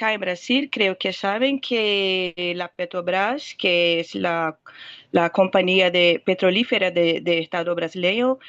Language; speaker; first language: Spanish; non-native, fluent; Portuguese